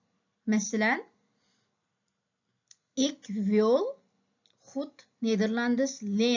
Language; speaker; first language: Dutch; non-native, fluent; Uyghur